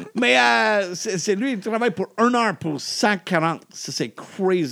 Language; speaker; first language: French; non-native, learner; English